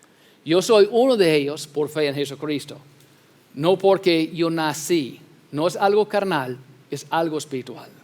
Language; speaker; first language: Spanish; non-native, fluent; English